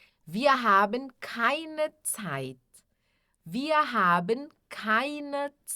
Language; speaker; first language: German; non-native, fluent; Portuguese